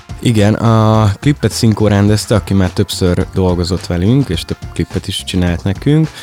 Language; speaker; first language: Hungarian; native; Hungarian